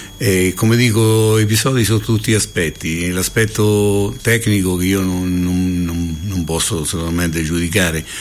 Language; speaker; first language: Italian; native; Italian